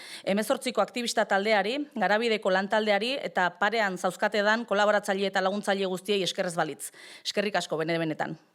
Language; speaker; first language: Basque; native; Basque